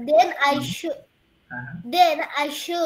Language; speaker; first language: English; non-native, learner; Bangla